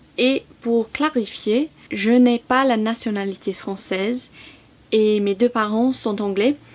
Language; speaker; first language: French; non-native, fluent; English